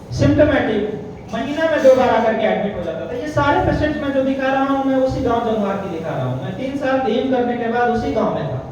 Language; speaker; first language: Hindi; native; Hindi